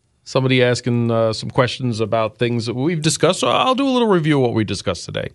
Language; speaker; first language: English; native; English